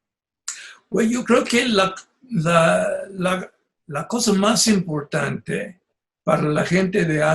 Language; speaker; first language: Spanish; non-native, fluent; English